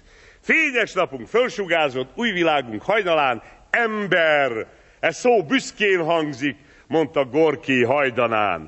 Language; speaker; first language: Hungarian; native; Hungarian